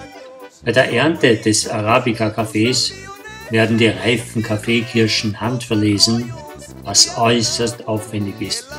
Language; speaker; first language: German; native; German